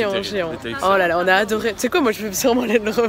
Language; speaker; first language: French; native; French